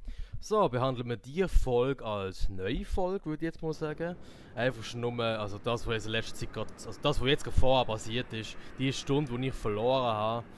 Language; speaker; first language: German; native; German